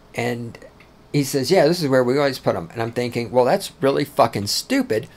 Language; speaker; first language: English; native; English